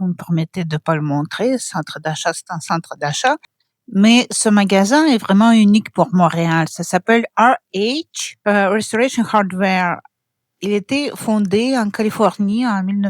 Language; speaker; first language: French; non-native, fluent; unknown